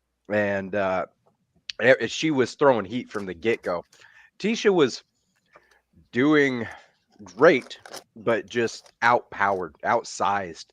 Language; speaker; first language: English; native; English